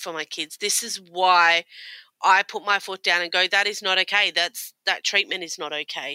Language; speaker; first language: English; native; English